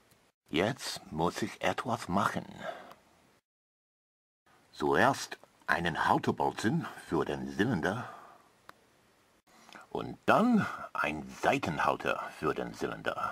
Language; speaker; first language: German; non-native, learner; English